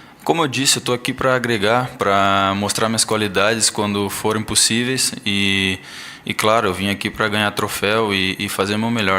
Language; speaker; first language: Portuguese; early bilingual, heritage; Portuguese